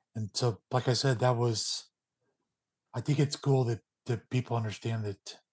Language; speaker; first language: English; native; English